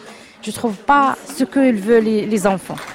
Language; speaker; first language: French; non-native, learner; Arabic